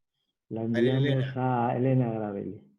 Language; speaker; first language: Spanish; native; Spanish